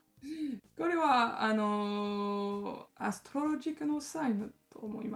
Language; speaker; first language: Japanese; non-native, learner; French